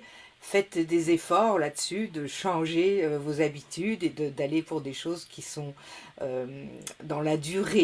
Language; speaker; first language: French; native; French